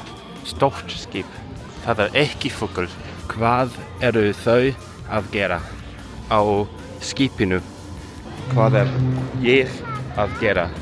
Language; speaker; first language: Icelandic; non-native, learner; Cantonese